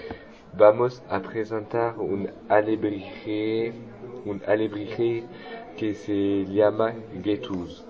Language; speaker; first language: Spanish; non-native, learner; French